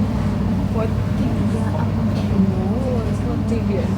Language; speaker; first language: English; non-native, learner; Malay